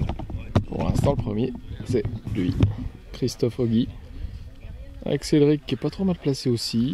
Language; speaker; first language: French; native; French